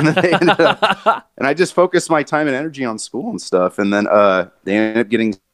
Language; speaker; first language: English; native; English